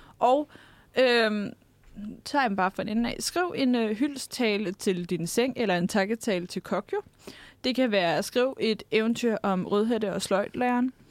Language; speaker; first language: Danish; native; Danish